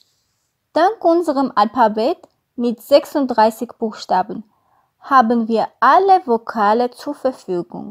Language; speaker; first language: German; non-native, fluent; Armenian